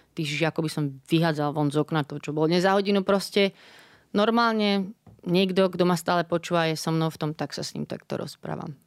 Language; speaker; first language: Slovak; native; Slovak